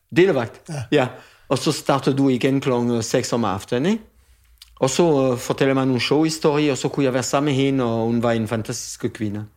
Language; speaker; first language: Danish; non-native, fluent; French